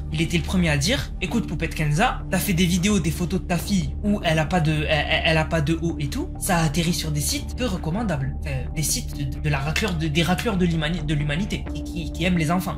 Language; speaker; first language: French; native; French